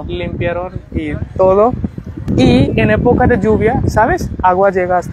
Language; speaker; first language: Spanish; non-native, learner; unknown